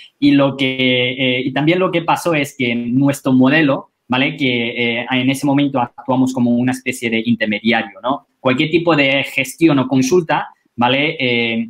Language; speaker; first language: Spanish; non-native, fluent; Chinese